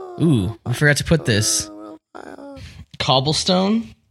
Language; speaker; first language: English; native; English